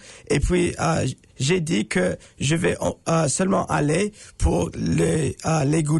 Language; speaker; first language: French; non-native, learner; English